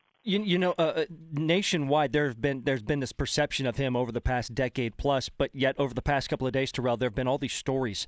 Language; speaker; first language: English; native; English